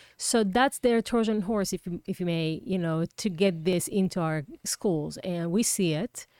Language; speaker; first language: English; non-native, fluent; Hebrew